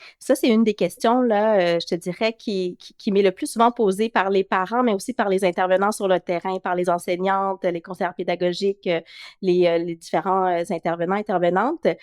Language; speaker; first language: French; native; French